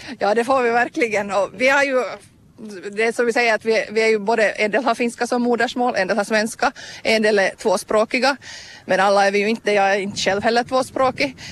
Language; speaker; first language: Swedish; native; Swedish